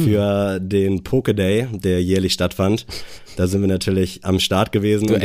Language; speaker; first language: German; native; German